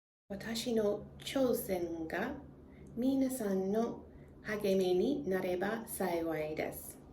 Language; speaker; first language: Japanese; non-native, learner; English